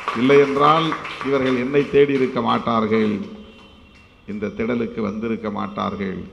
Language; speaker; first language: Tamil; native; Tamil